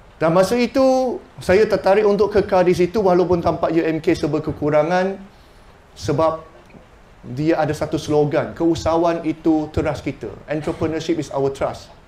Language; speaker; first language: Malay; non-native, local second language; Chinese